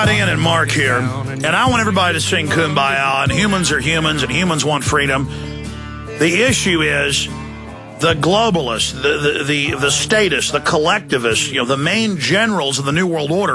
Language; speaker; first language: English; native; English